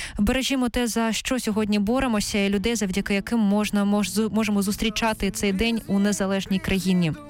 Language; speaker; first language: Ukrainian; native; Ukrainian